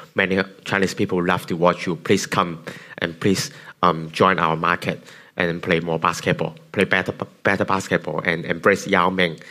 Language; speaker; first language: English; non-native, local second language; Cantonese